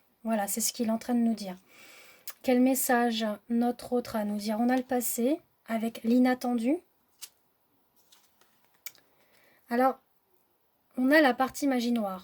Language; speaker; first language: French; native; French